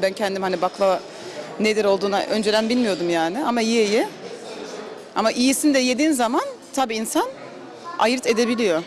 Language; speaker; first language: Turkish; early bilingual, heritage; Turkish